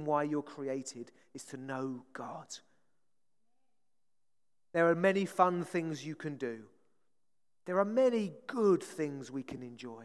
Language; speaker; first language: English; native; English